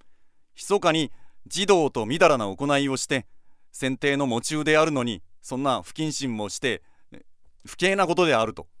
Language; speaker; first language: Japanese; native; Japanese